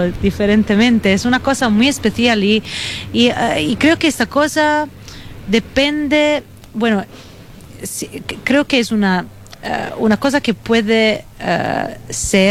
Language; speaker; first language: Spanish; non-native, fluent; Italian